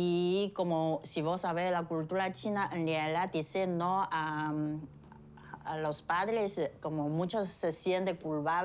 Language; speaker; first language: Spanish; non-native, fluent; Chinese